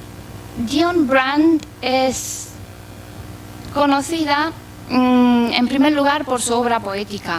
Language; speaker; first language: Spanish; non-native, fluent; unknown